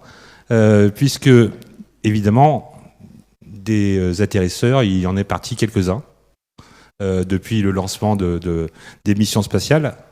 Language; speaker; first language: French; native; French